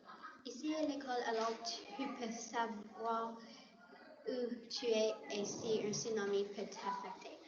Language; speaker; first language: French; non-native, local second language; English